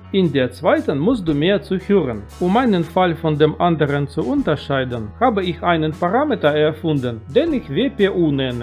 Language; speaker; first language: German; non-native, fluent; Russian